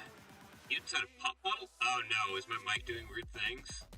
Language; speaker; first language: English; native; English